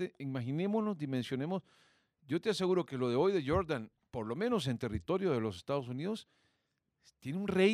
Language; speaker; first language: Spanish; native; Spanish